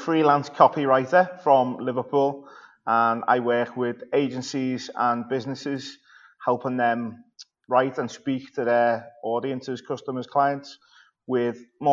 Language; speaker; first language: English; native; English